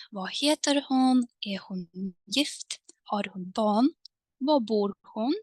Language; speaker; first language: Swedish; non-native, fluent; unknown